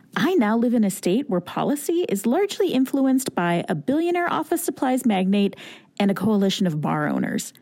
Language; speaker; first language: English; native; English